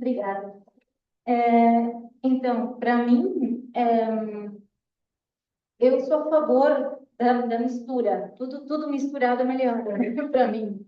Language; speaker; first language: Portuguese; non-native, fluent; Spanish